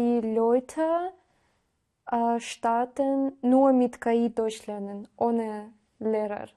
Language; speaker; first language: German; non-native, learner; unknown